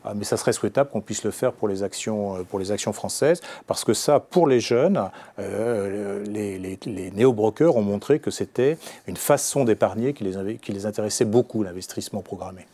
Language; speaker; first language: French; native; French